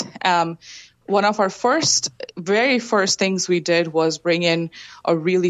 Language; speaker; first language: English; non-native, local second language; Bangla